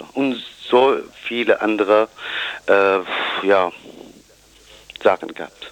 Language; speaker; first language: German; non-native, fluent; Kurdish